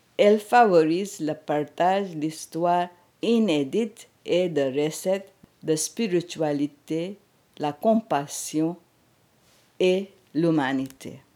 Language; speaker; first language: French; non-native, fluent; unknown